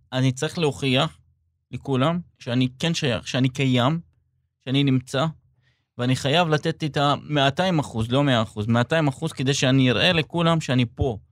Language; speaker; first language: Hebrew; non-native, local second language; Arabic